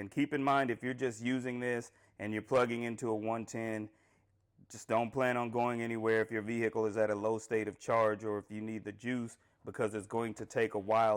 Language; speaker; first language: English; native; English